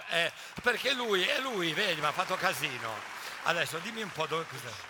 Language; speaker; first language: Italian; native; Italian